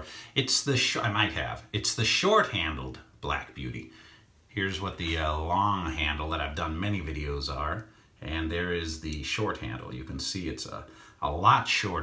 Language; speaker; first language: English; native; English